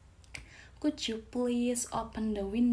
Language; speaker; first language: English; non-native, fluent; Indonesian